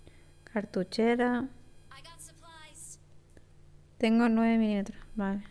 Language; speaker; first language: Spanish; native; Spanish